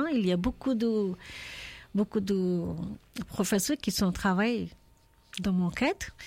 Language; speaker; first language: French; non-native, learner; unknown